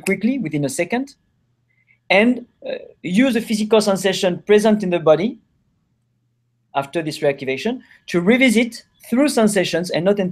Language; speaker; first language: English; non-native, fluent; French